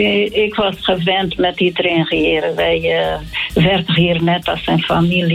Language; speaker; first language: Dutch; non-native, learner; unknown